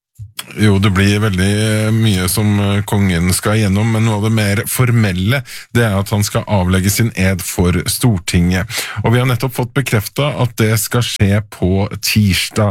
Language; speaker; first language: Norwegian; native; Norwegian